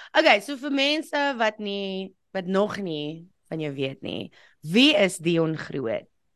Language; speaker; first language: Afrikaans; non-native, fluent; English